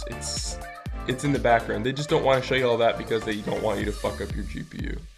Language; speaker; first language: English; native; English